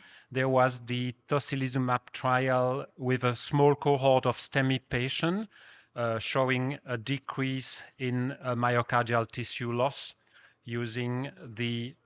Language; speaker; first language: English; non-native, fluent; French